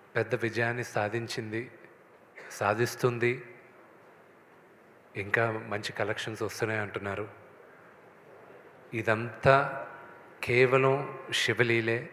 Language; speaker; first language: Telugu; native; Telugu